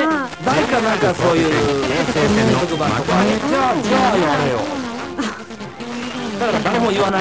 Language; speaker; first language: Japanese; native; Japanese